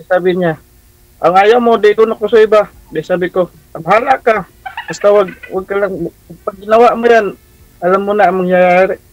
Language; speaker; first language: Filipino; non-native, local second language; Cebuano